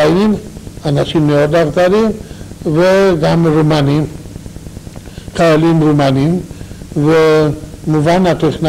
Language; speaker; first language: Hebrew; non-native, fluent; Romanian